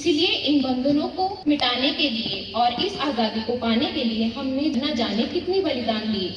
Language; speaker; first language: Hindi; native; Hindi